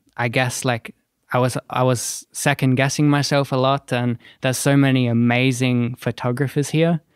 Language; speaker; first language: English; native; English